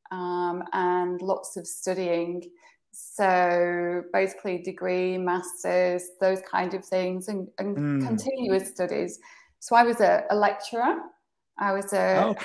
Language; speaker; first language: English; native; English